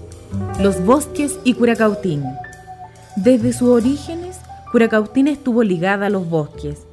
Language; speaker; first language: Spanish; native; Spanish